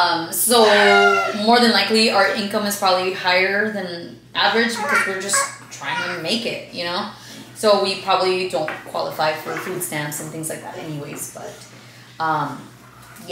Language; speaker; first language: English; early bilingual, other home language; Spanish